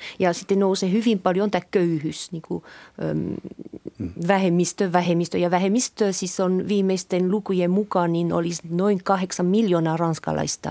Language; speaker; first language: Finnish; non-native, fluent; French